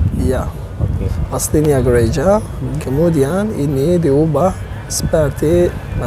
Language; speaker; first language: Indonesian; non-native, learner; Turkish